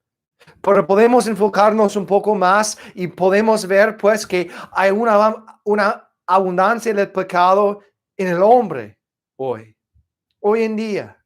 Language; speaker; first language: Spanish; non-native, fluent; English